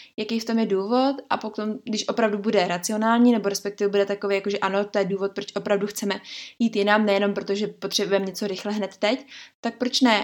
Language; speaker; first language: Czech; native; Czech